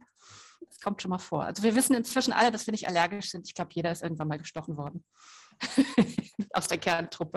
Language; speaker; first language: German; native; German